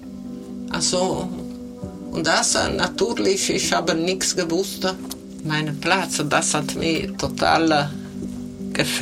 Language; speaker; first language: German; non-native, learner; Italian